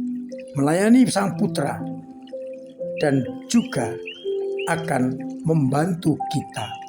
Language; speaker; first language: Indonesian; non-native, local second language; Javanese